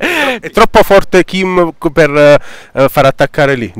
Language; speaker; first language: Italian; native; Italian